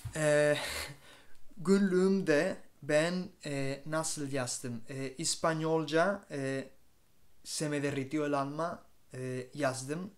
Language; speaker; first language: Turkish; non-native, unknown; Spanish